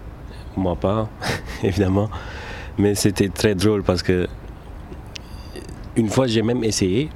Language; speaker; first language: French; non-native, local second language; Turkish